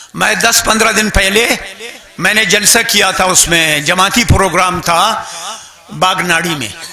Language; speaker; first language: Urdu; non-native, local second language; Brahui